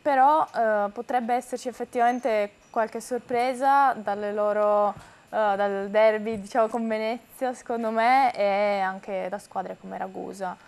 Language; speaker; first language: Italian; native; Italian